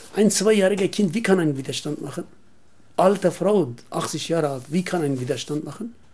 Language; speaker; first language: German; non-native, learner; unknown